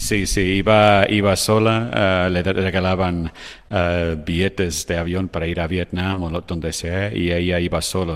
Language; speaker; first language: Spanish; non-native, fluent; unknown